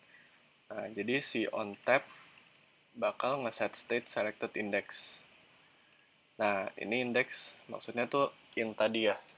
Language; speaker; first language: Indonesian; native; Indonesian